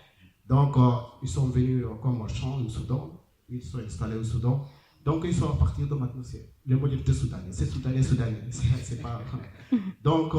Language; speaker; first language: French; non-native, learner; Arabic